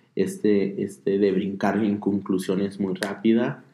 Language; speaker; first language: Spanish; early bilingual, heritage; Spanish